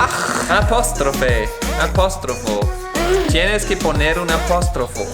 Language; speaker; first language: Spanish; non-native, fluent; English